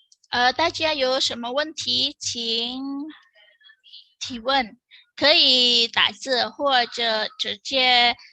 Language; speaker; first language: Chinese; non-native, fluent; Indonesian